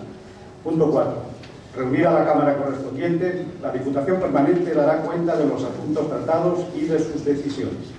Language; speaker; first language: Spanish; native; Spanish